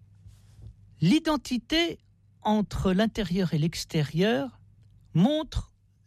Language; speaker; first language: French; native; French